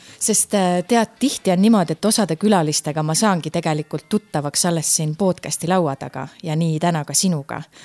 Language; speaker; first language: Estonian; native; Estonian